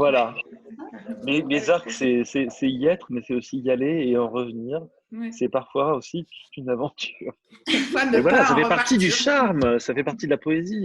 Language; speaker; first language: French; native; French